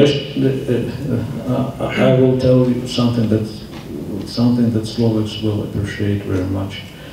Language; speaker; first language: English; non-native, fluent; Slovak